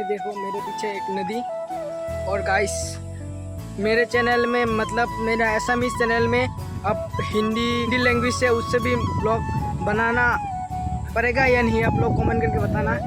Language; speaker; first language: Hindi; non-native, local second language; Assamese